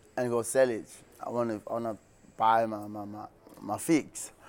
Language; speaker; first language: English; non-native, local second language; Xhosa